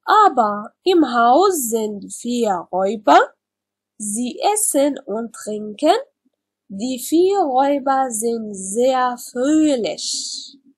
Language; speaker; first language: German; non-native, learner; Arabic